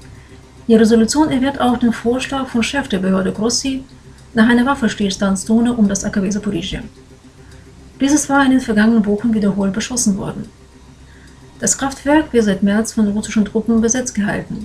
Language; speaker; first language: German; non-native, fluent; Ukrainian